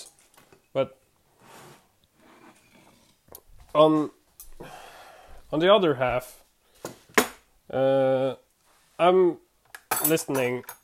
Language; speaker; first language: English; non-native, fluent; Swedish